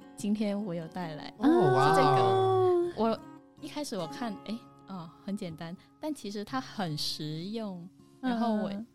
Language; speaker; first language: Chinese; non-native, fluent; Vietnamese